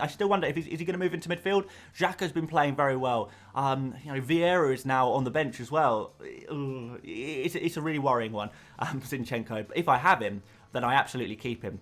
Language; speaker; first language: English; native; English